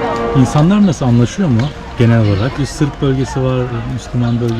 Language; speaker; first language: Turkish; native; Turkish